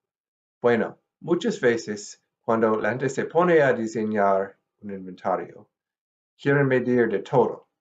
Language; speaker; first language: Spanish; non-native, fluent; English